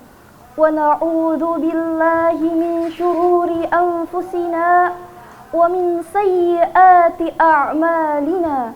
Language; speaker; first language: Arabic; non-native, learner; Indonesian